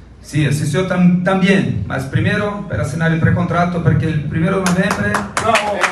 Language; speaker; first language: Spanish; non-native, learner; Portuguese